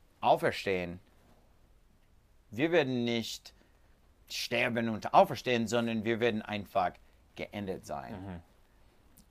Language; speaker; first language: German; non-native, learner; English